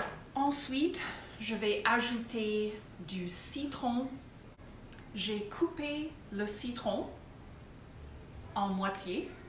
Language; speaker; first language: French; non-native, local second language; English